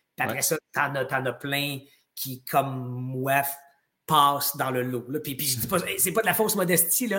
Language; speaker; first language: French; native; French